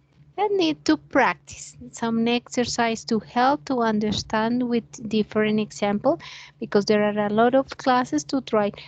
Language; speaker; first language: English; non-native, learner; Spanish